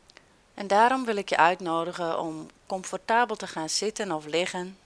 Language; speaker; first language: Dutch; native; Dutch